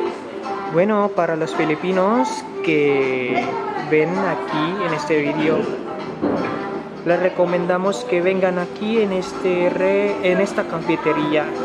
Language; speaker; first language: Spanish; non-native, fluent; Filipino